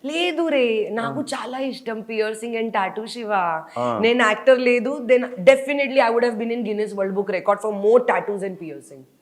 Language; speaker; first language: Telugu; non-native, local second language; Hindi